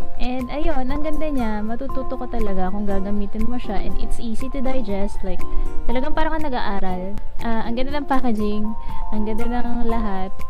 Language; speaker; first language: Filipino; native; Filipino